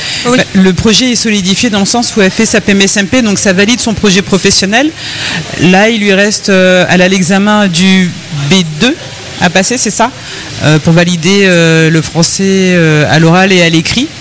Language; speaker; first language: French; native; French